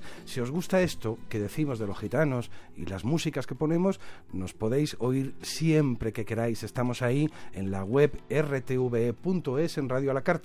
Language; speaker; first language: Spanish; native; Spanish